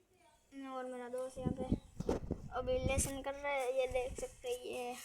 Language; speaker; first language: Hindi; non-native, local second language; Gujarati